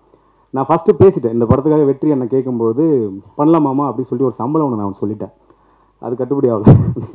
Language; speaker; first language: Tamil; native; Tamil